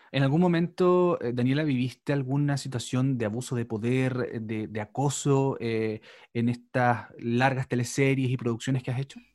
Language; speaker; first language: Spanish; native; Spanish